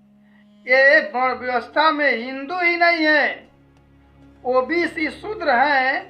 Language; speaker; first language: Hindi; native; Hindi